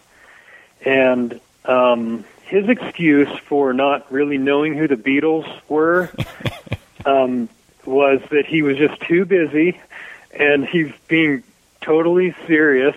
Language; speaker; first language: English; native; English